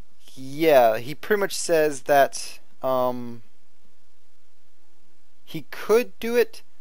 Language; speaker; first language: English; native; English